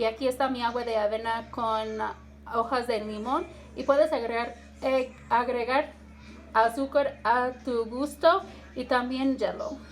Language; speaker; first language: Spanish; non-native, learner; English